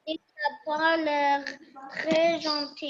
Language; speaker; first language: French; non-native, local second language; Arabic